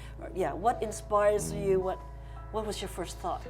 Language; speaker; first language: English; non-native, fluent; Vietnamese